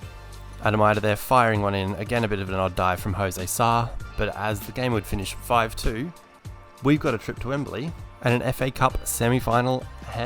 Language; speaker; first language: English; native; English